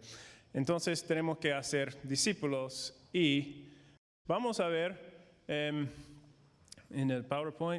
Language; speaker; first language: Spanish; non-native, fluent; English